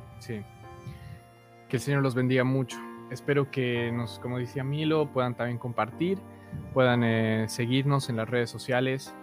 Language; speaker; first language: Spanish; native; Spanish